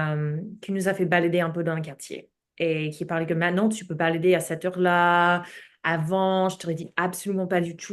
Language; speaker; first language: French; non-native, fluent; English